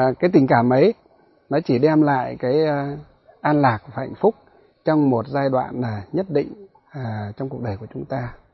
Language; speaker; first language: Vietnamese; non-native, local second language; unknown